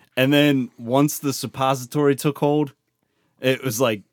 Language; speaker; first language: English; native; English